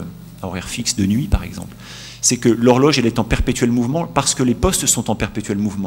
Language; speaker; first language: French; native; French